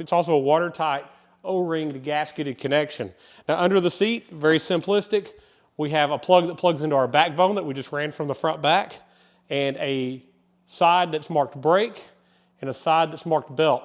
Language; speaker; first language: English; native; English